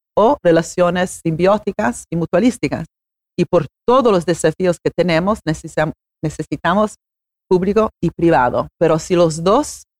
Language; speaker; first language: Spanish; non-native, fluent; Italian